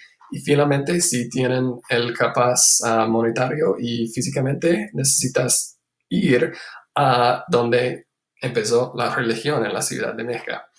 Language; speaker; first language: Spanish; non-native, fluent; English